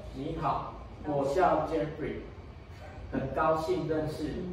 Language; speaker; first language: Chinese; non-native, learner; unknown